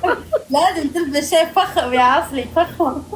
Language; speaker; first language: Arabic; native; Arabic